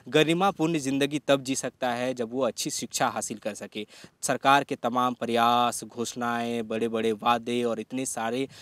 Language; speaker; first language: Hindi; native; Hindi